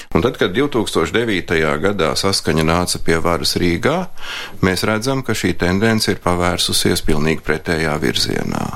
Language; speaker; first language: Latvian; native; Latvian